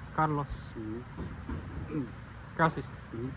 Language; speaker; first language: Spanish; non-native, learner; English